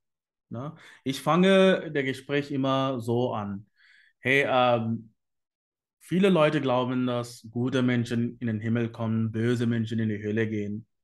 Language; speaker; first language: German; non-native, fluent; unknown